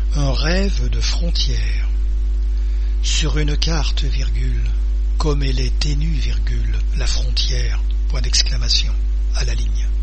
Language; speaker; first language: French; native; French